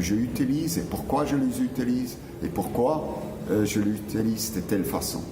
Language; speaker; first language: French; non-native, local second language; German